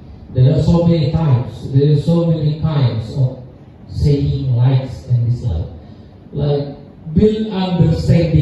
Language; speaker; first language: English; non-native, learner; Indonesian